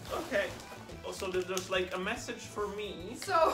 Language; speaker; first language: English; non-native, fluent; Italian